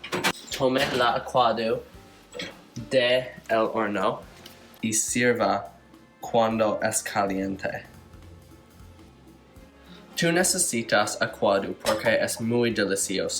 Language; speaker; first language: Spanish; non-native, learner; English